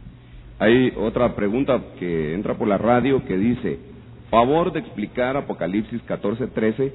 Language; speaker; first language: Spanish; native; Spanish